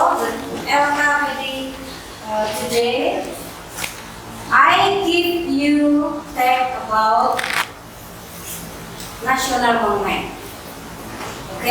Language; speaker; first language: English; non-native, local second language; Indonesian